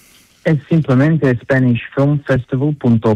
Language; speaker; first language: Spanish; non-native, learner; English